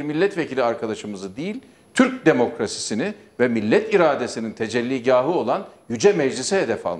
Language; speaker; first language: Turkish; native; Turkish